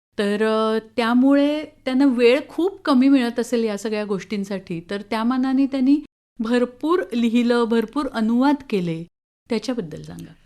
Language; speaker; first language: Marathi; native; Marathi